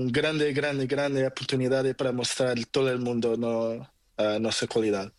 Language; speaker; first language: Spanish; non-native, learner; Portuguese